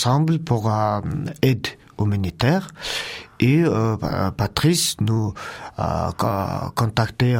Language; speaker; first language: French; non-native, learner; Mongolian